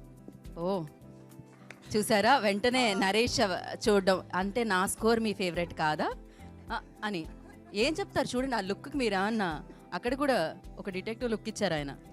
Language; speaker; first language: Telugu; native; Telugu